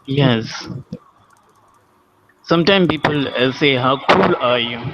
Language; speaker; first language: English; non-native, learner; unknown